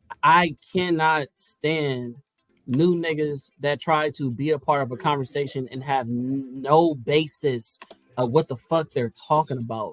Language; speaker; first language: English; native; English